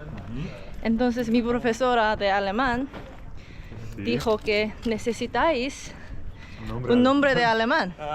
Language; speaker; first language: Spanish; non-native, learner; Korean